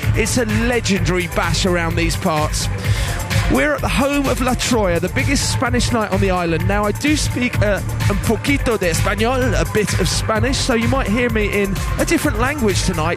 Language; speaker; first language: English; native; English